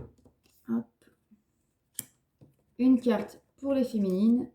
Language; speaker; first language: French; native; French